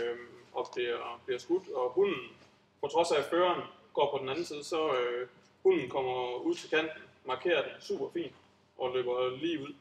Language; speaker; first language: Danish; native; Danish